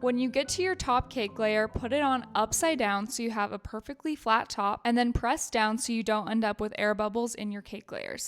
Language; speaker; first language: English; native; English